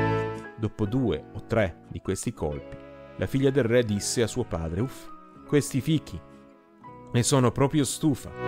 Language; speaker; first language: Italian; native; Italian